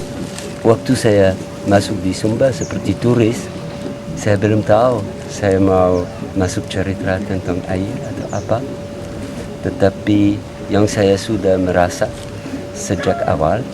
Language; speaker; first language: Indonesian; non-native, learner; French